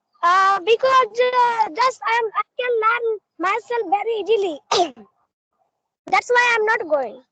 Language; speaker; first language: English; non-native, learner; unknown